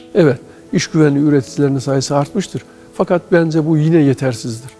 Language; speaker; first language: Turkish; native; Turkish